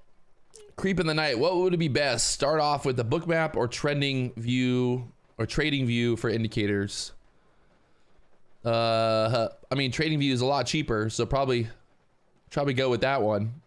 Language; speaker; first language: English; native; English